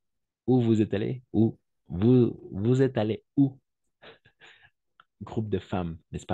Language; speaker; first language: French; non-native, fluent; Spanish